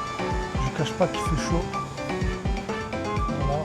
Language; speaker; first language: French; native; French